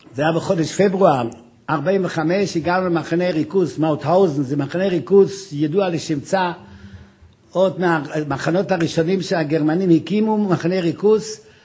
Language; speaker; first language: Hebrew; non-native, fluent; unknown